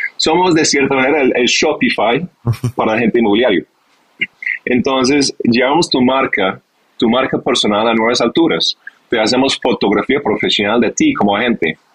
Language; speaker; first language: Spanish; non-native, fluent; English